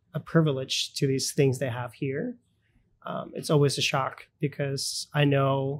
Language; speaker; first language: English; early bilingual, other home language; Russian